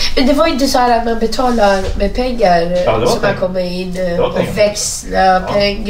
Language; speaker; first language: Swedish; non-native, fluent; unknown